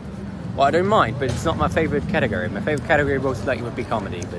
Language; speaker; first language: English; non-native, fluent; German